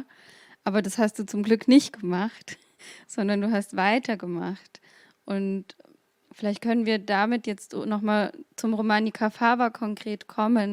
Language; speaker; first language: German; native; German